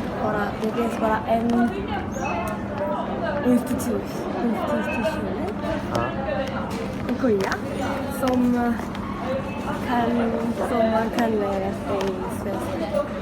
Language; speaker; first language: Swedish; non-native, learner; Korean